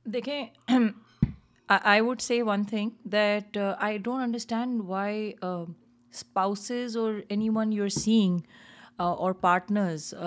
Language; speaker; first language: Urdu; native; Urdu